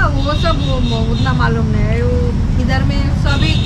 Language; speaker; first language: Hindi; non-native, local second language; Nepali